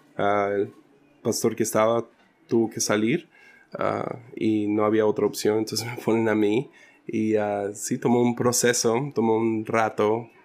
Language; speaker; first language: Spanish; early bilingual, other home language; English